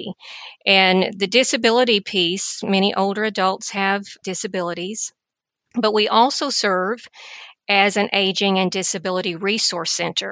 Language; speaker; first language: English; native; English